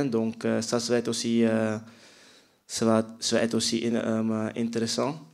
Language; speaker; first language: French; non-native, fluent; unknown